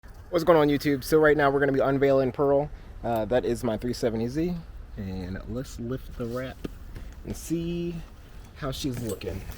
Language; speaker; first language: English; native; English